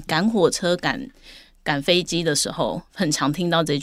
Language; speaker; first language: Chinese; native; Chinese